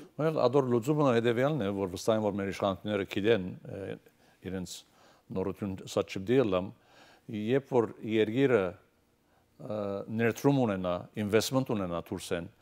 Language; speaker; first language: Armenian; early bilingual, heritage; Armenian